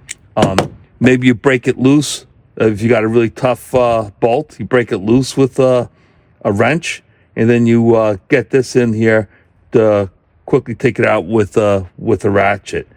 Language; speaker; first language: English; native; English